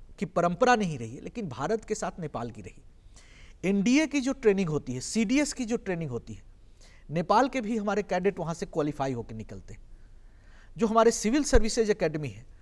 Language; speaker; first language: Hindi; native; Hindi